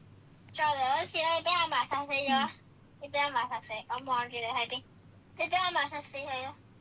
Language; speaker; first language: Chinese; native; Chinese